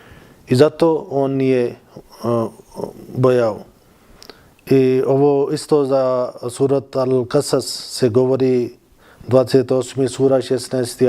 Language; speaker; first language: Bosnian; non-native, fluent; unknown